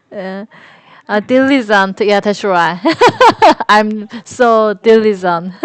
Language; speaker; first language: English; non-native, learner; Korean